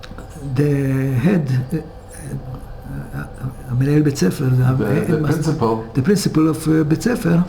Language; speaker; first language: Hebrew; early bilingual, other home language; Hungarian